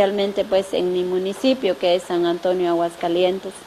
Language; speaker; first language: Spanish; non-native, local second language; Kaqchikel